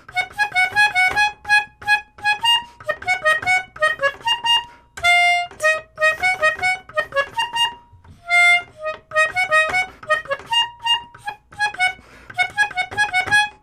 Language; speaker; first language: English; native; English